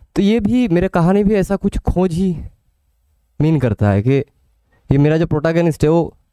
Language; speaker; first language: Hindi; non-native, local second language; Bangla